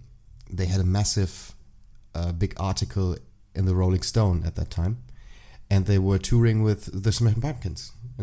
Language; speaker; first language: English; non-native, fluent; German